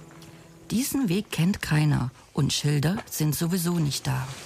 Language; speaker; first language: German; native; German